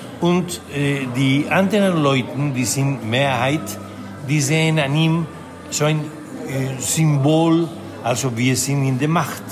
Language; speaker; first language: German; non-native, fluent; Spanish